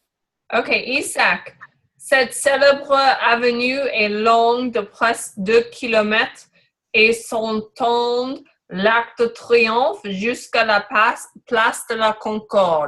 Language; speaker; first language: French; non-native, learner; English